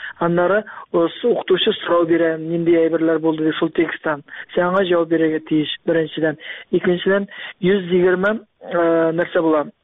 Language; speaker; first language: Tatar; early bilingual, heritage; Tatar